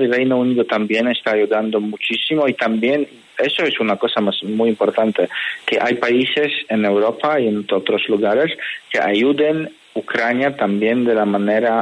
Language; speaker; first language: Spanish; non-native, fluent; Polish